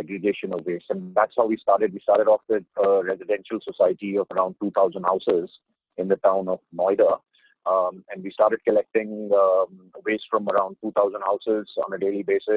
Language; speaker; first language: English; non-native, local second language; Hindi